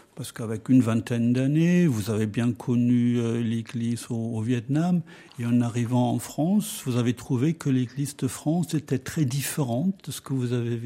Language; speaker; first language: French; native; French